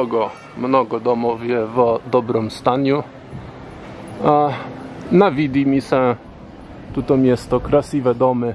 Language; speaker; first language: Polish; non-native, learner; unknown